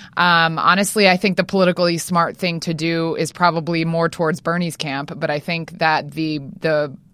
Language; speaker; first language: English; native; English